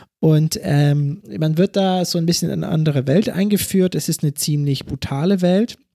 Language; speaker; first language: German; early bilingual, other home language; English